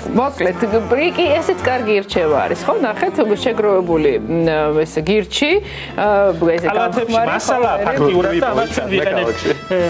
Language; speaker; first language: Georgian; native; Georgian